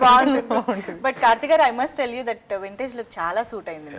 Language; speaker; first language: Telugu; native; Telugu